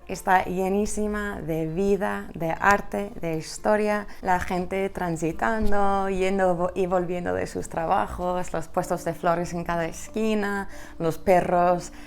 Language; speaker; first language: Spanish; non-native, fluent; English